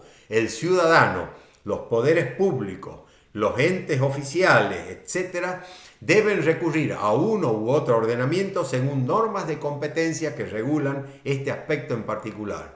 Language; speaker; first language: Spanish; native; Spanish